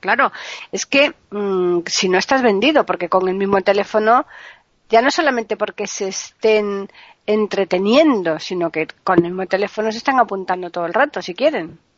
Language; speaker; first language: Spanish; native; Spanish